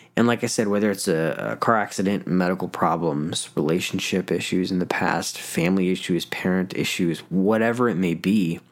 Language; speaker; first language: English; native; English